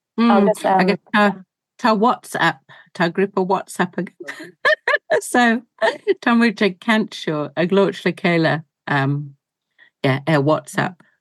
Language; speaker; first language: Irish; non-native, learner; English